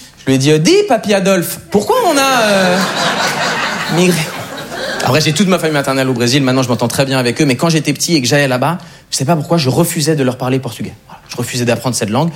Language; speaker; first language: French; native; French